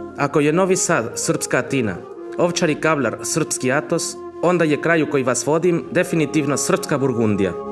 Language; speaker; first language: Serbian; non-native, fluent; Spanish